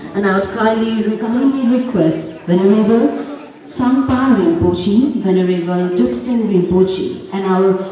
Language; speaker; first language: English; non-native, local second language; Nepali